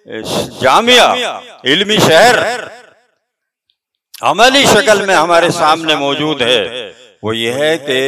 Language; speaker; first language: Urdu; native; Urdu